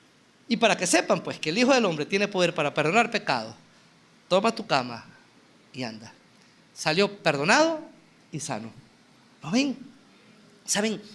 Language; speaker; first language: Spanish; native; Spanish